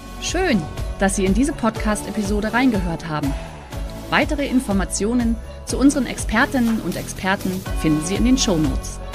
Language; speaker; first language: German; native; German